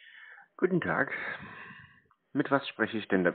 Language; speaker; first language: German; native; German